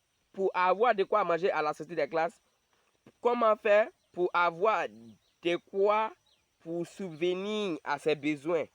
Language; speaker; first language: French; non-native, local second language; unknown